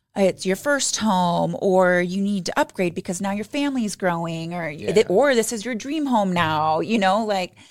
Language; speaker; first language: English; native; English